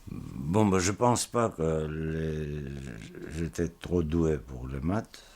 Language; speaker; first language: French; non-native, fluent; Georgian